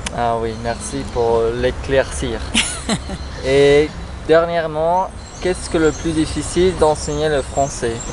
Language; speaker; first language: French; non-native, learner; Spanish